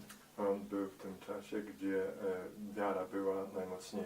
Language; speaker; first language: Polish; early bilingual, heritage; Polish